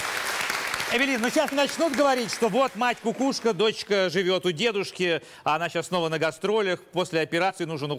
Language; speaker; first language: Russian; native; Russian